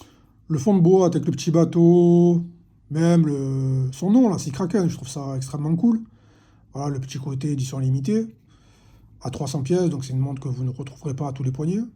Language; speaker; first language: French; native; French